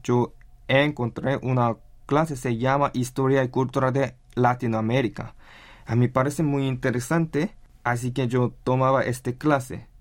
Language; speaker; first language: Spanish; non-native, learner; Korean